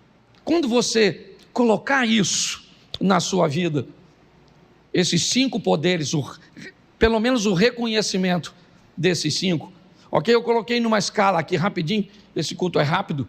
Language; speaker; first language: Portuguese; native; Portuguese